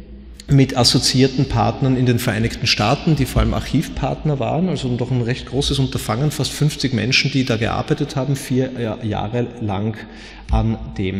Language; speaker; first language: German; native; German